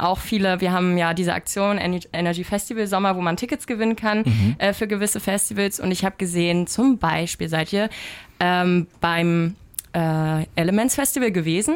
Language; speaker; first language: German; native; German